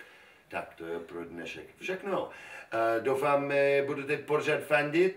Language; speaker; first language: Czech; non-native, learner; English